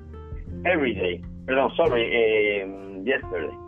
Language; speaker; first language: English; non-native, learner; Spanish